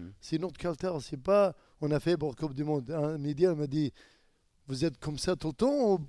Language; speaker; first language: French; non-native, learner; Arabic